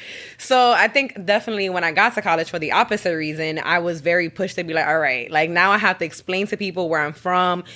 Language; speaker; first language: English; native; English